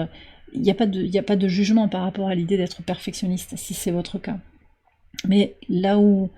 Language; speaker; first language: French; native; French